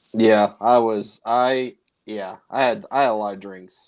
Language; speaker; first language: English; native; English